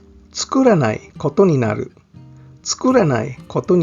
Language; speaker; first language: Japanese; non-native, fluent; English